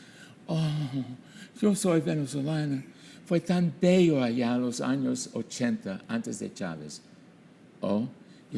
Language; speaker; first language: Spanish; non-native, fluent; English